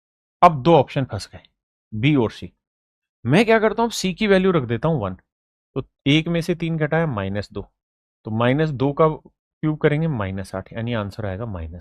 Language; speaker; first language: Hindi; native; Hindi